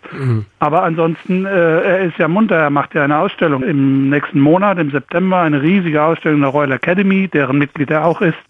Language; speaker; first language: German; native; German